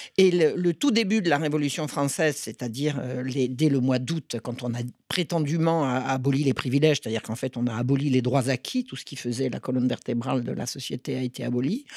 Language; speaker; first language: French; native; French